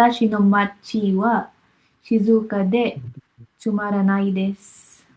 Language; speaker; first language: Japanese; non-native, learner; Filipino